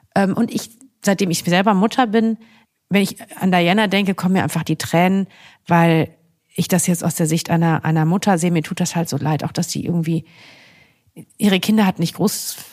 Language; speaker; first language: German; native; German